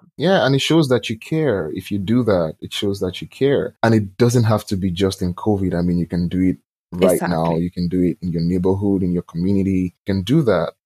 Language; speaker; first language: English; non-native, local second language; Yoruba